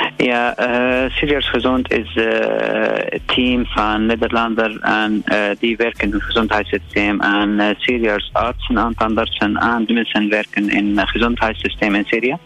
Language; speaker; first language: Dutch; non-native, learner; Arabic